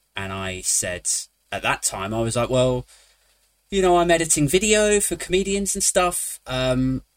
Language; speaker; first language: English; native; English